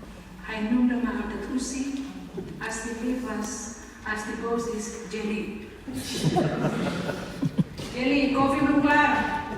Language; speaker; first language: Dutch; non-native, fluent; Indonesian